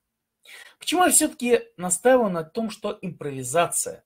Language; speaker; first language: Russian; native; Russian